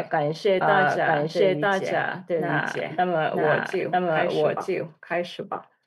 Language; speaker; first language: Chinese; non-native, learner; English